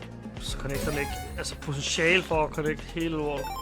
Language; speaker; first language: Danish; native; Danish